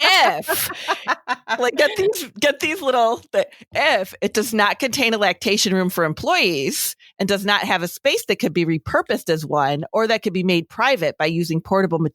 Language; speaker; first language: English; native; English